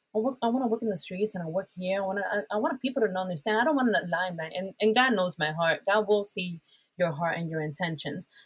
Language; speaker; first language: English; early bilingual, other home language; Spanish